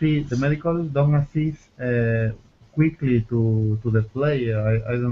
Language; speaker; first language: English; non-native, learner; Spanish